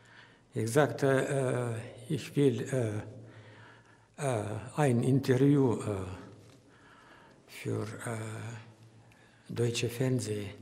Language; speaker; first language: German; non-native, learner; Russian